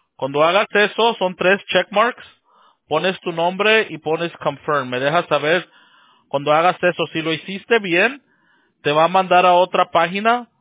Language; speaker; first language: Spanish; early bilingual, heritage; Spanish